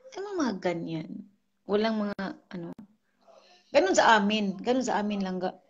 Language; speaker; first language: Filipino; non-native, local second language; Cebuano